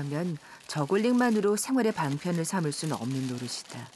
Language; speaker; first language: Korean; native; Korean